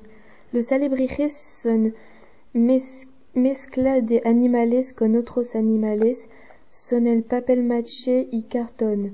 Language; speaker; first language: Spanish; non-native, learner; French